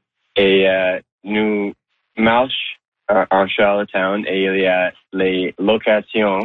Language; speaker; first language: French; non-native, learner; English